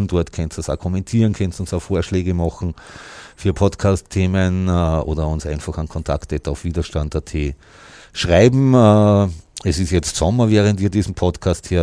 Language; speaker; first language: German; native; German